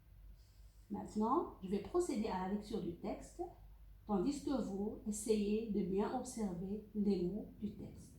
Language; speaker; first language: French; non-native, local second language; Arabic